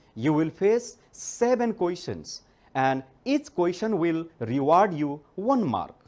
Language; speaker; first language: English; non-native, local second language; Nepali